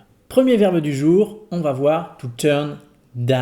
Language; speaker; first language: French; native; French